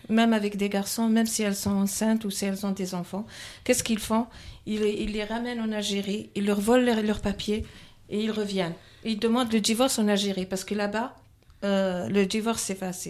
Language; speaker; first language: French; non-native, local second language; Kabyle